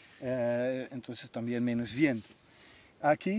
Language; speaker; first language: Spanish; non-native, learner; Dutch